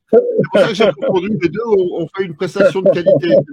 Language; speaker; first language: French; native; French